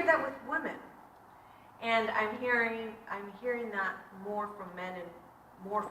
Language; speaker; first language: English; native; English